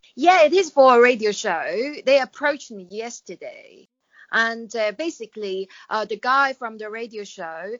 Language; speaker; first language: English; non-native, fluent; Chinese